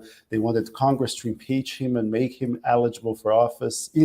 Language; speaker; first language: English; non-native, fluent; Portuguese